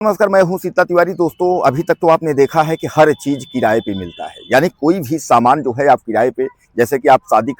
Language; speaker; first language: Hindi; native; Hindi